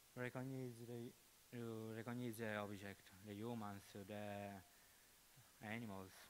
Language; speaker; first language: English; non-native, fluent; Italian